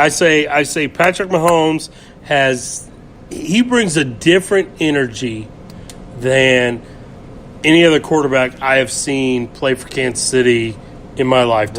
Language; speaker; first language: English; native; English